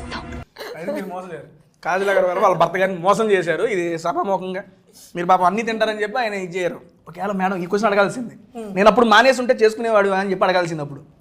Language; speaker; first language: Telugu; native; Telugu